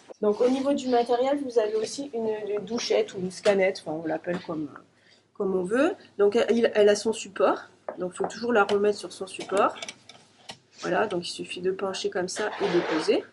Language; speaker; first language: French; native; French